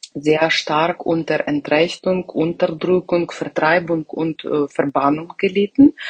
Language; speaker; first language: German; non-native, fluent; Ukrainian